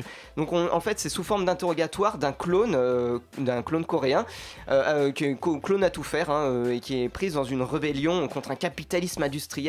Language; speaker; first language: French; native; French